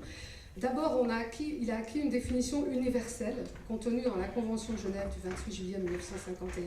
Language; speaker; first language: French; native; French